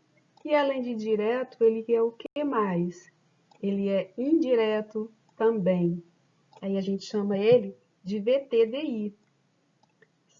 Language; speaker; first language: Portuguese; native; Portuguese